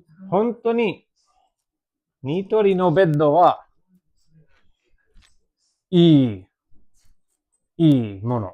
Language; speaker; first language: Japanese; non-native, learner; English